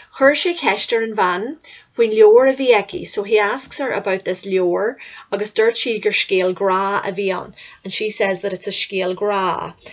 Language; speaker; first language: Irish; native; Irish